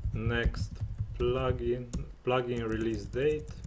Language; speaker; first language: English; non-native, fluent; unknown